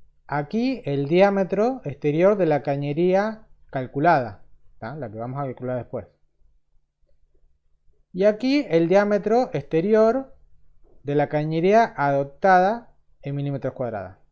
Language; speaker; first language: Spanish; native; Spanish